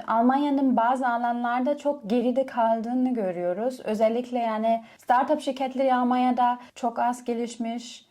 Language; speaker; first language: Turkish; non-native, fluent; German